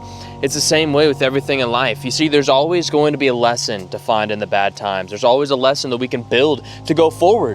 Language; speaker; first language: English; native; English